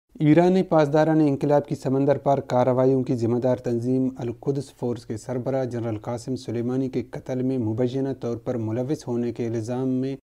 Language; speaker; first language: Urdu; non-native, local second language; Baluchi